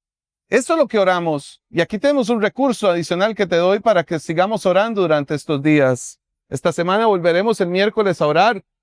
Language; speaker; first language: Spanish; native; Spanish